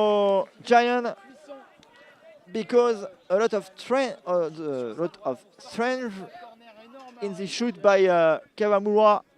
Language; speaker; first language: English; non-native, learner; French